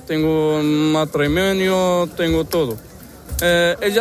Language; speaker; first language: Spanish; non-native, learner; Arabic